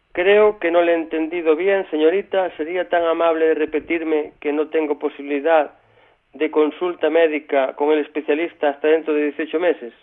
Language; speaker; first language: Spanish; non-native, local second language; Galician